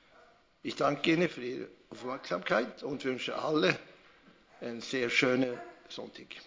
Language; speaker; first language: German; non-native, fluent; Swedish